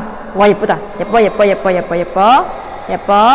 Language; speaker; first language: Korean; non-native, learner; Vietnamese